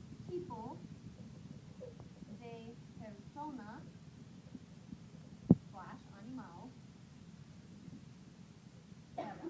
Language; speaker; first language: Spanish; non-native, fluent; English